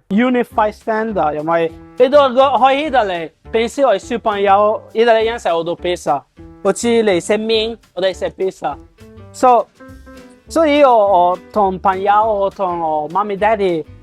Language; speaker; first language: Cantonese; non-native, learner; Italian